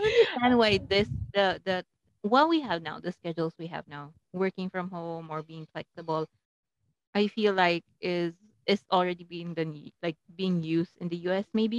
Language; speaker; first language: English; non-native, local second language; Filipino